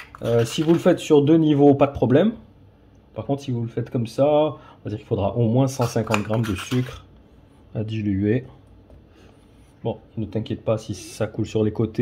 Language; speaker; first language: French; native; French